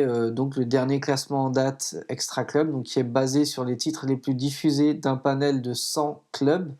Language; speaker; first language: French; native; French